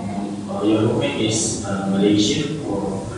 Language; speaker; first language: English; non-native, learner; Malay